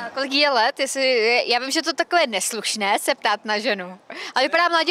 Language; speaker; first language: Czech; native; Czech